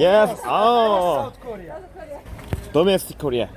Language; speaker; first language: English; non-native, learner; Korean